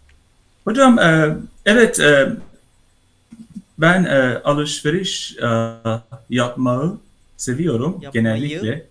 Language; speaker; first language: Turkish; non-native, learner; Persian